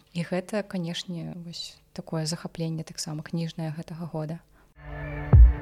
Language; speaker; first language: Belarusian; non-native, local second language; Russian